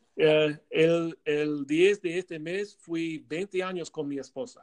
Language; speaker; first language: Spanish; non-native, learner; English